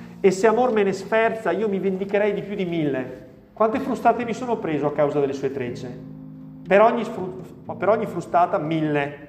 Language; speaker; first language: Italian; native; Italian